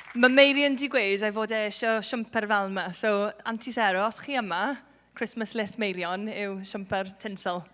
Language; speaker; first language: Welsh; non-native, local second language; English